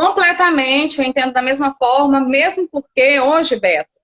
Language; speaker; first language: Portuguese; native; Portuguese